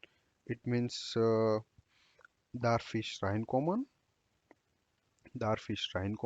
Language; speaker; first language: German; non-native, fluent; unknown